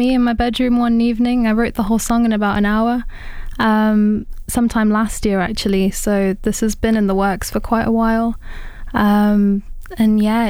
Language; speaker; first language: English; native; English